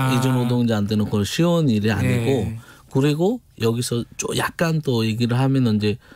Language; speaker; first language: Korean; non-native, fluent; Bangla